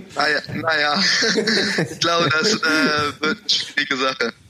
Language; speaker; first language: German; native; German